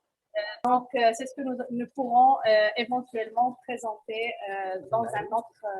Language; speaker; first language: French; non-native, local second language; Arabic